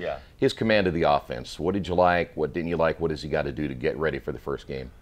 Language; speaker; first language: English; native; English